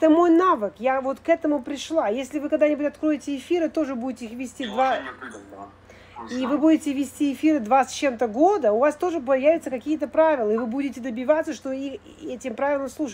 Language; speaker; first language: Russian; native; Russian